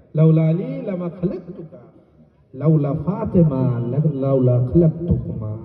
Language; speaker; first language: Urdu; non-native, local second language; Bangla